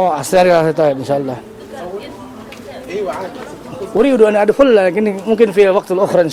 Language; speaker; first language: Arabic; non-native, learner; Indonesian